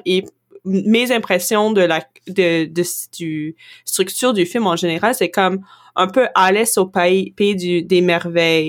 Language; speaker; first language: French; non-native, local second language; English